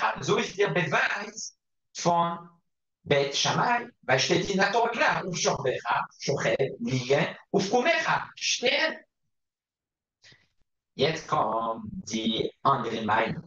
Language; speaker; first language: German; non-native, fluent; Hebrew